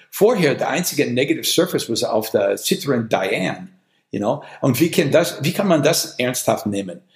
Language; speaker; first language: German; non-native, fluent; English